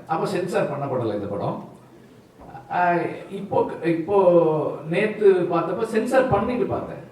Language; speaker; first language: Tamil; native; Tamil